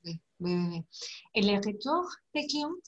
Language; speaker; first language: French; non-native, learner; English